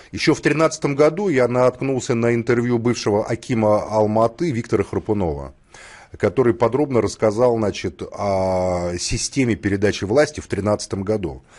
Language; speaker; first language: Russian; native; Russian